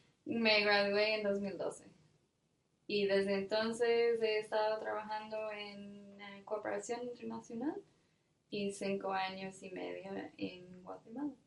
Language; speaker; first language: Spanish; non-native, fluent; English